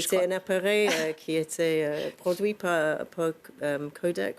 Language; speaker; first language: French; non-native, fluent; English